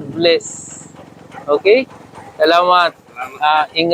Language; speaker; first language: Filipino; non-native, learner; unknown